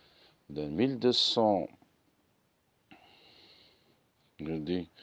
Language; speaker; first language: French; non-native, local second language; Arabic